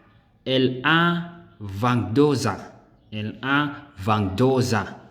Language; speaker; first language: French; non-native, learner; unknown